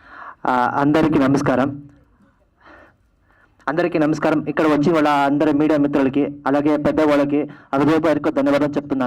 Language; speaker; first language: Telugu; non-native, learner; Kannada